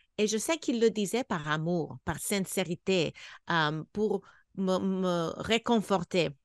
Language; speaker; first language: French; non-native, fluent; English